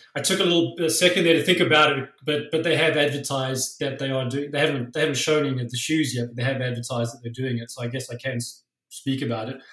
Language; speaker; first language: English; native; English